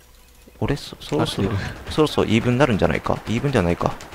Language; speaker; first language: Japanese; native; Japanese